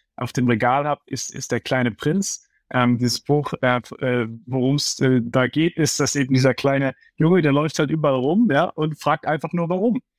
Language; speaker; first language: German; native; German